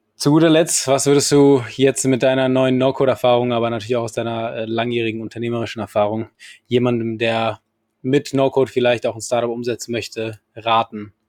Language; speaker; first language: German; non-native, fluent; Spanish